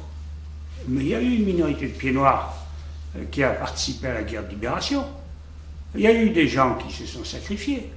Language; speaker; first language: French; native; French